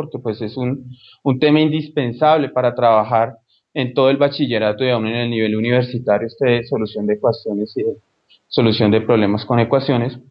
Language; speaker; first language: Spanish; native; Spanish